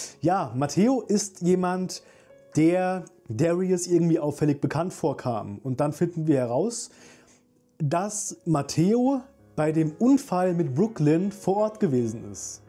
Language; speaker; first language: German; native; German